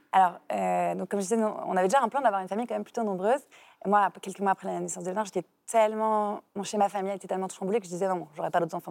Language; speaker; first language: French; native; French